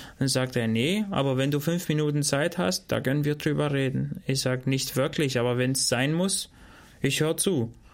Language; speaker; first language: German; non-native, fluent; Albanian